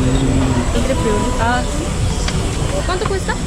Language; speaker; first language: Spanish; non-native, learner; Korean